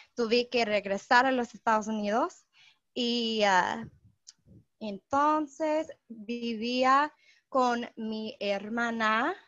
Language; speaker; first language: Spanish; non-native, fluent; English